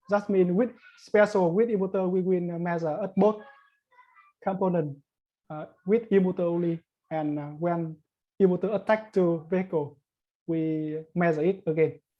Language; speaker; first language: English; non-native, learner; Vietnamese